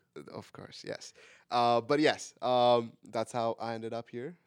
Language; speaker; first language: English; non-native, local second language; Marathi